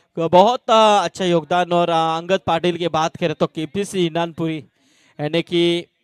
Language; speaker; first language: Hindi; non-native, local second language; Marathi